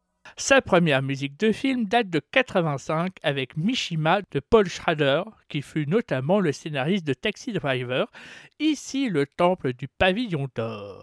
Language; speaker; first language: French; native; French